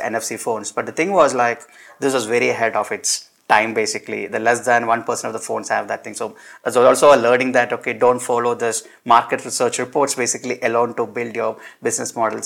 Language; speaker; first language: English; non-native, local second language; Malayalam